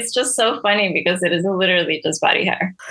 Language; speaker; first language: English; non-native, fluent; Spanish